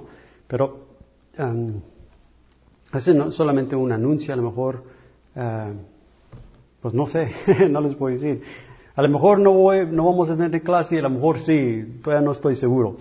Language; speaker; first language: Spanish; early bilingual, heritage; English